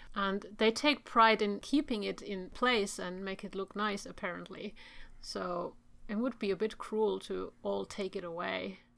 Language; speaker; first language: English; non-native, fluent; Czech